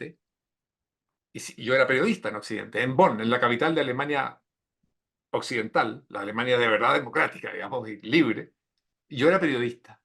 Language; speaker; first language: Spanish; native; Spanish